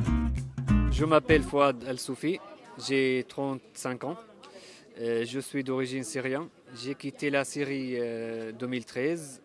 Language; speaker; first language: French; non-native, fluent; Arabic